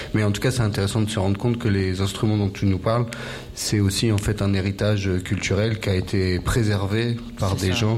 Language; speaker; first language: French; native; French